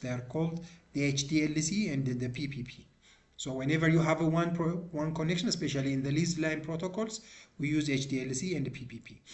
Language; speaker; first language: English; non-native, local second language; Amharic